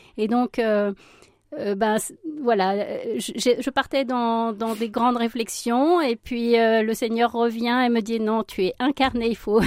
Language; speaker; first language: French; early bilingual, other home language; Spanish